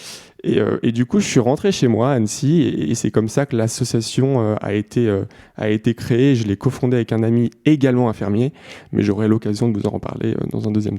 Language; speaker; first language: French; native; French